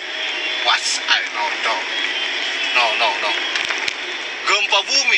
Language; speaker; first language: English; non-native, learner; Indonesian